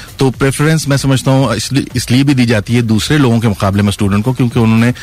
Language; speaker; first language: Urdu; native; Urdu